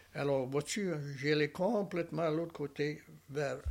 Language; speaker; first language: French; native; French